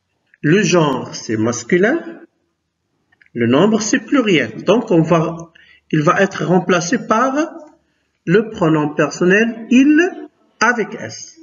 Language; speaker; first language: French; non-native, local second language; Arabic